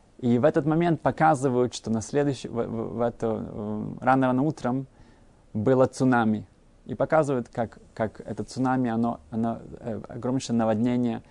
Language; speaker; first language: Russian; early bilingual, heritage; Russian